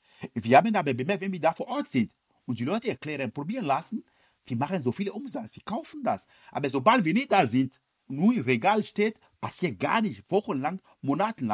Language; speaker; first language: German; non-native, fluent; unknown